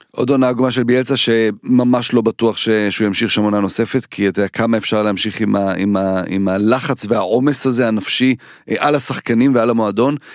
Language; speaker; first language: Hebrew; native; Hebrew